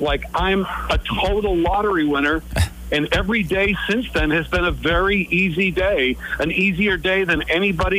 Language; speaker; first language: English; native; English